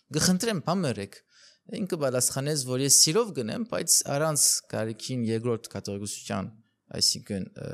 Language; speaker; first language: Armenian; early bilingual, heritage; Armenian